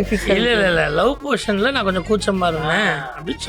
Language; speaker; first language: Tamil; native; Tamil